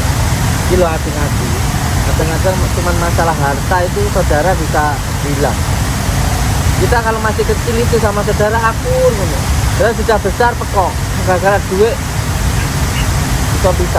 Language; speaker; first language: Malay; non-native, local second language; Javanese